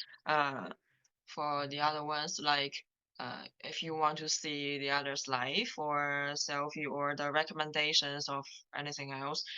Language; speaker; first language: English; non-native, learner; Chinese